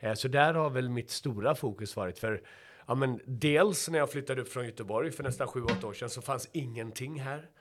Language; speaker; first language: Swedish; early bilingual, other home language; Persian